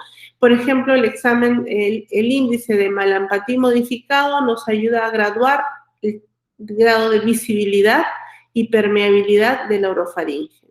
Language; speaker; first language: Spanish; native; Spanish